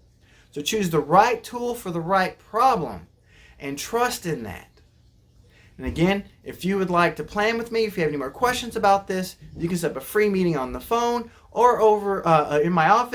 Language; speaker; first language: English; native; English